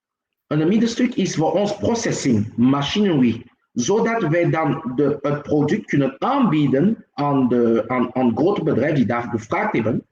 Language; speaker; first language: Dutch; non-native, local second language; French